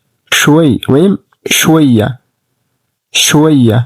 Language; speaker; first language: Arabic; non-native, fluent; Amharic